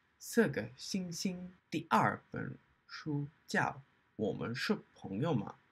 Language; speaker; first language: Chinese; non-native, learner; English